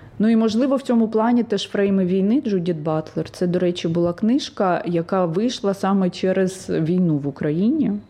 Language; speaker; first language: Ukrainian; non-native, local second language; Russian